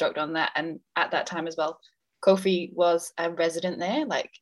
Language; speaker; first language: English; native; English